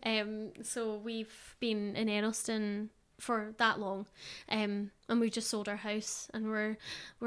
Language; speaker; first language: English; native; English